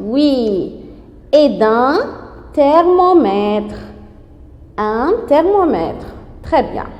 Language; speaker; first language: French; non-native, fluent; Arabic